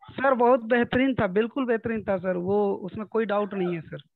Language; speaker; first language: Hindi; native; Hindi